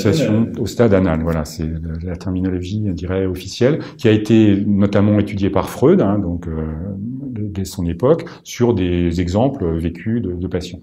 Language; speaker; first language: French; native; French